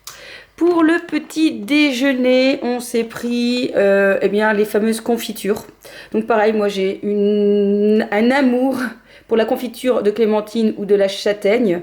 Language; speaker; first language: French; native; French